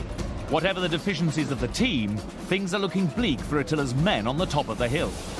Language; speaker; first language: English; native; English